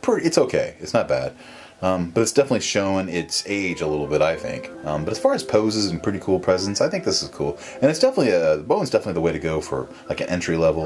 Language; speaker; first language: English; native; English